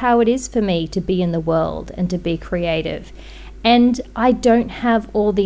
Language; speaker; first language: English; native; English